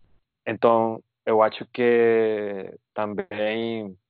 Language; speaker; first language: Portuguese; non-native, fluent; Spanish